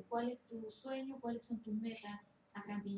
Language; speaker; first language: Spanish; native; Spanish